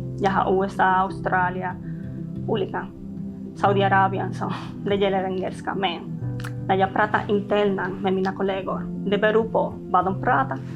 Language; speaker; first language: Swedish; non-native, fluent; Spanish